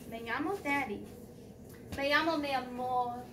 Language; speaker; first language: Spanish; non-native, learner; English